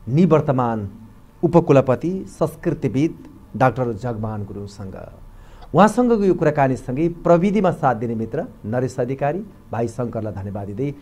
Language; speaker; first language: Nepali; native; Nepali